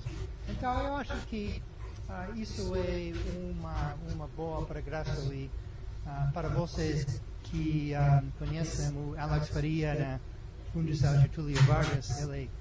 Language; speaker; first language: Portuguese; non-native, learner; English